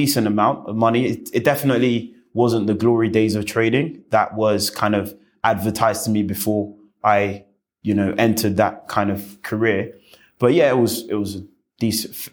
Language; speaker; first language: English; native; English